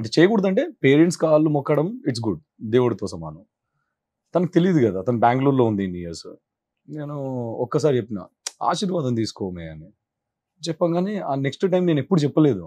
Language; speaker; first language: Telugu; native; Telugu